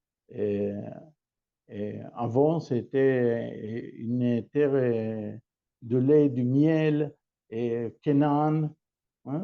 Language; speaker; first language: French; non-native, learner; Hebrew